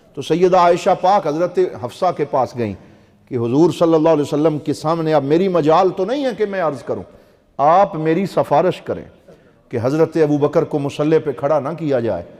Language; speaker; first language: Urdu; non-native, local second language; Punjabi